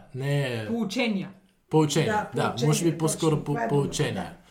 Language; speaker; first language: Bulgarian; non-native, fluent; Dutch